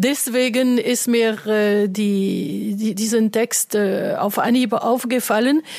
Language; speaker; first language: German; non-native, fluent; French